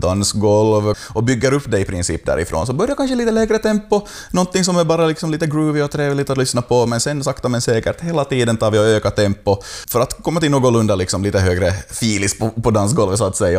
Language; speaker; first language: Swedish; native; Swedish